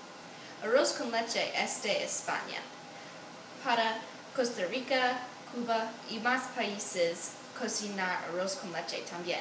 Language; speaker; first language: Spanish; non-native, learner; English